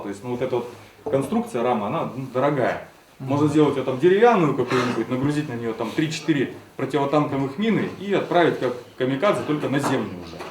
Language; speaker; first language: Russian; native; Russian